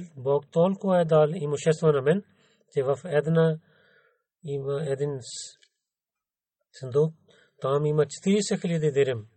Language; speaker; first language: Bulgarian; non-native, learner; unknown